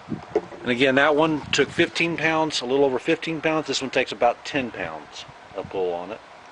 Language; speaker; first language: English; native; English